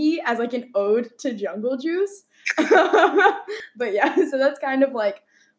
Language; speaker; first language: English; native; English